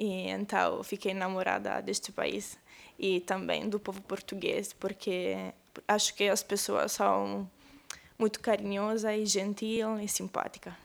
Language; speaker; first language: Portuguese; non-native, learner; Italian